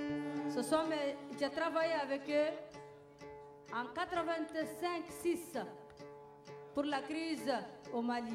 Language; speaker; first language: French; non-native, local second language; Tamasheq